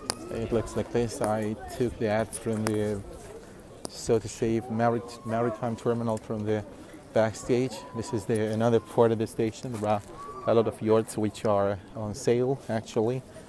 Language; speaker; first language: English; non-native, fluent; Russian